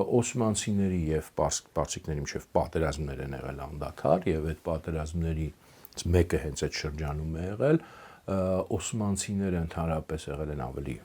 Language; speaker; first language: Armenian; native; Armenian